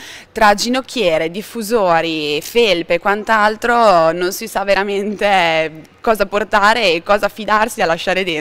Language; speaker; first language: Italian; native; Italian